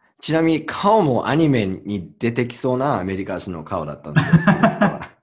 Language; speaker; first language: Japanese; non-native, fluent; English